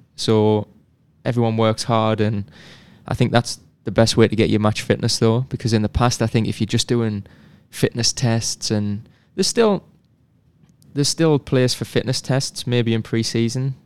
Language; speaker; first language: English; native; English